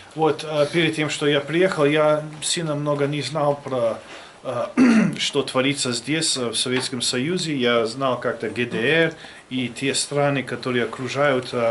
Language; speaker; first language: Russian; non-native, fluent; German